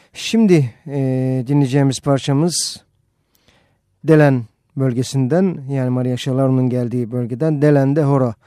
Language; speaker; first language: Turkish; native; Turkish